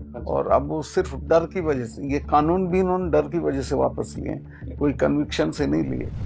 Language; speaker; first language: Hindi; native; Hindi